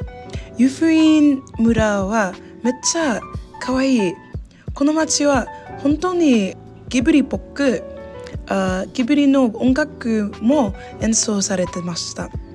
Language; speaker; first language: Japanese; non-native, learner; English